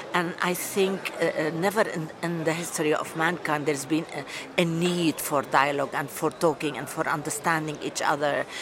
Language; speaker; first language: English; non-native, fluent; Arabic